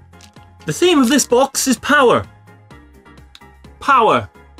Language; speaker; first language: English; native; English